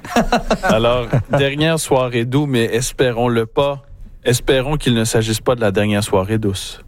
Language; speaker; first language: French; native; French